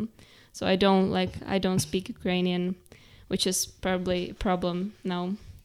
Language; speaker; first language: English; non-native, fluent; Czech